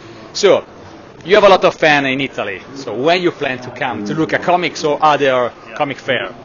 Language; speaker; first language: English; non-native, fluent; Italian